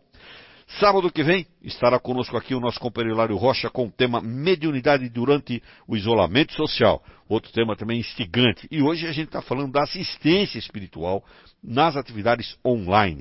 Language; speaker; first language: Portuguese; native; Portuguese